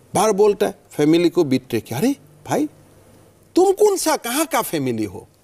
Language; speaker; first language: Hindi; non-native, local second language; Assamese